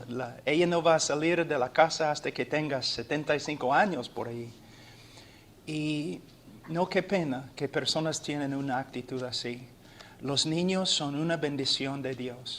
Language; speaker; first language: Spanish; non-native, fluent; English